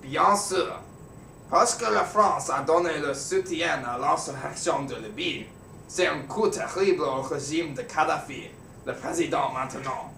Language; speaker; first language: French; non-native, learner; English